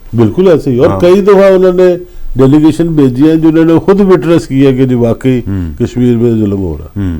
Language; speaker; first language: Urdu; non-native, local second language; Punjabi